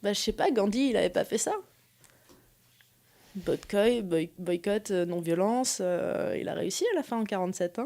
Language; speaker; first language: French; native; French